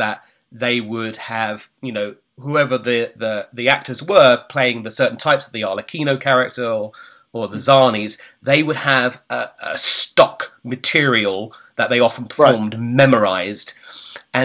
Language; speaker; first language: English; native; English